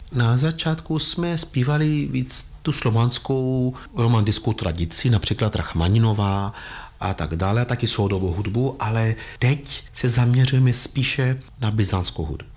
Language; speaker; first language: Czech; non-native, fluent; Greek